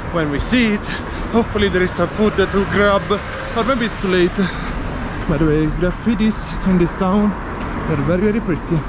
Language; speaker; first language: English; non-native, fluent; Italian